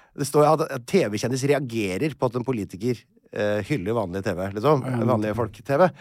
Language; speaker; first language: Norwegian; native; Norwegian